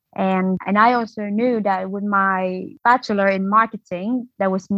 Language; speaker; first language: English; non-native, fluent; Vietnamese